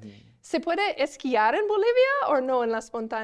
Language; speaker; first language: Spanish; non-native, learner; English